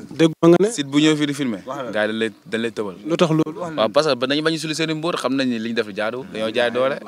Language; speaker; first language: Wolof; native; Wolof